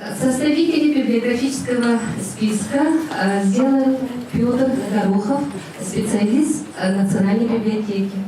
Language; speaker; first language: Russian; non-native, local second language; Yakut